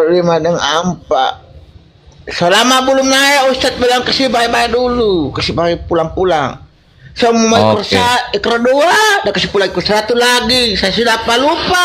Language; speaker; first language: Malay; non-native, local second language; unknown